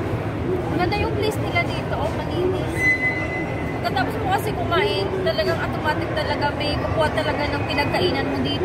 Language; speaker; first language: Filipino; non-native, local second language; Hiligaynon